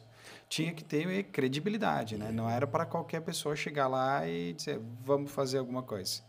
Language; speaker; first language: Portuguese; native; Portuguese